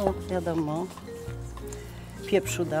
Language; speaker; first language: Polish; native; Polish